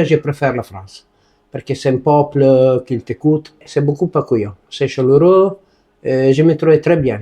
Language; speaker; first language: French; non-native, learner; Italian